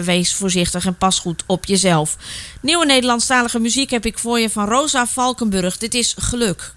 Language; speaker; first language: Dutch; native; Dutch